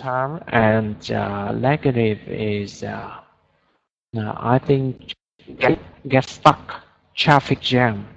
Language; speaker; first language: English; non-native, learner; Vietnamese